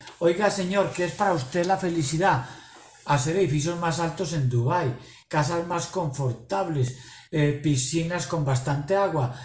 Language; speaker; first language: Spanish; native; Spanish